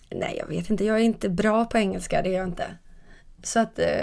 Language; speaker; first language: Swedish; native; Swedish